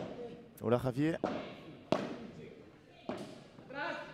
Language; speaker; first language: Spanish; non-native, learner; French